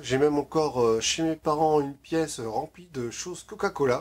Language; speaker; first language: French; native; French